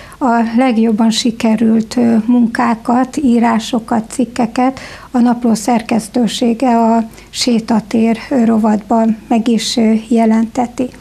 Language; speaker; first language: Hungarian; native; Hungarian